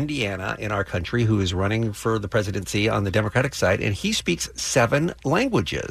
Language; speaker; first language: English; native; English